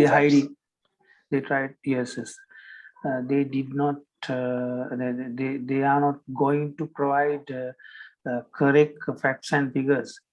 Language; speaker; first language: English; non-native, learner; Sinhala